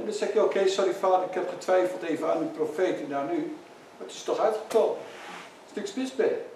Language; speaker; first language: Dutch; native; Dutch